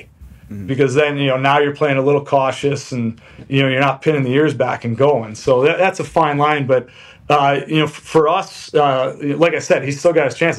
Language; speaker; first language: English; native; English